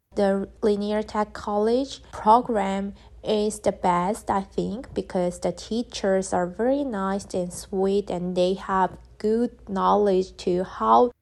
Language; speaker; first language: English; non-native, learner; Korean